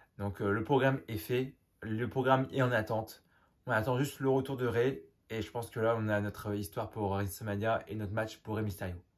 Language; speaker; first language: French; native; French